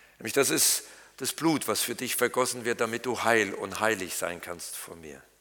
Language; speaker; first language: German; native; German